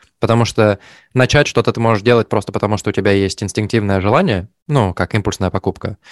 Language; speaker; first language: Russian; native; Russian